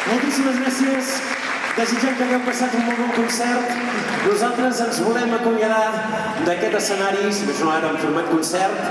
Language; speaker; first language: Catalan; native; Catalan